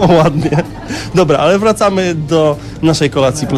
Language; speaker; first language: Polish; native; Polish